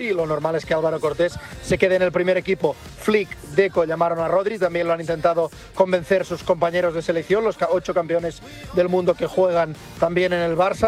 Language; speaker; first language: Spanish; native; Spanish